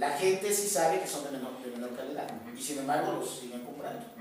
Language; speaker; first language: Spanish; native; Spanish